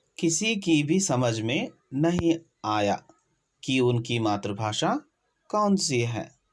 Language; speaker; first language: Hindi; non-native, local second language; Kannada